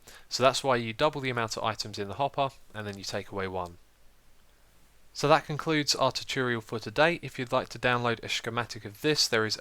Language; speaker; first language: English; native; English